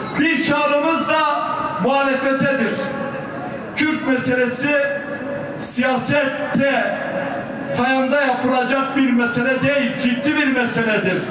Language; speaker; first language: Turkish; non-native, local second language; Kurdish